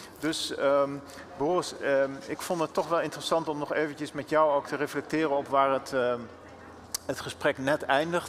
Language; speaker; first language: Dutch; native; Dutch